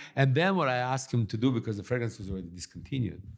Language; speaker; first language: English; early bilingual, other home language; Russian